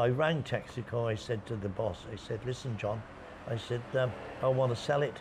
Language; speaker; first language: English; native; English